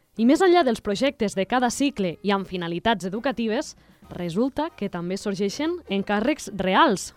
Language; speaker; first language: Catalan; native; Catalan